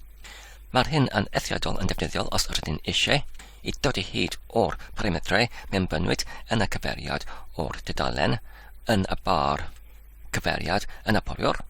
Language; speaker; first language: Welsh; non-native, learner; English